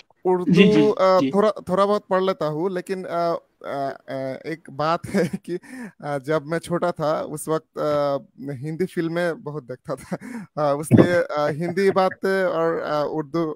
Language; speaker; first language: Hindi; non-native, learner; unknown